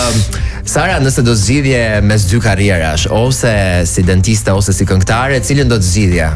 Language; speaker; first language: Albanian; native; Albanian